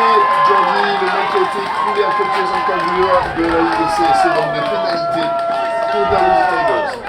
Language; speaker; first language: French; native; French